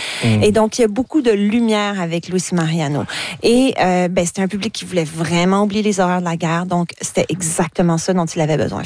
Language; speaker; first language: French; native; French